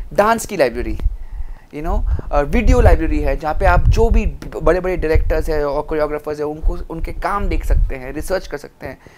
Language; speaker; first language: Hindi; non-native, local second language; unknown